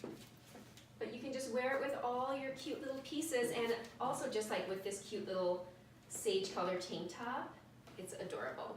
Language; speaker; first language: English; native; English